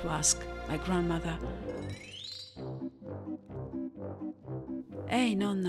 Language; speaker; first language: English; non-native, fluent; Italian